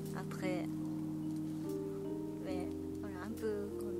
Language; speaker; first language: French; non-native, learner; Japanese